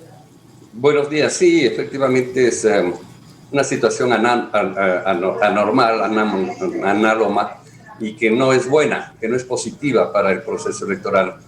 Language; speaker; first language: Spanish; native; Spanish